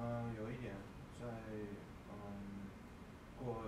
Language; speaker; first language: Chinese; non-native, learner; English